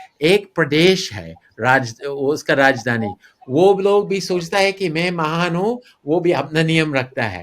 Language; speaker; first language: Hindi; non-native, fluent; English